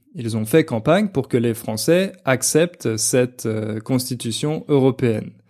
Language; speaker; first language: French; native; French